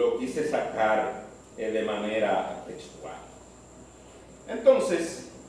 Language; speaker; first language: Spanish; native; Spanish